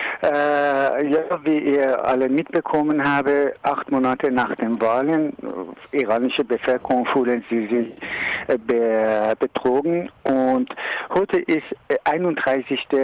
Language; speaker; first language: German; non-native, learner; Persian